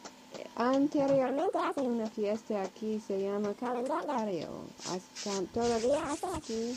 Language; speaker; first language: Spanish; non-native, learner; English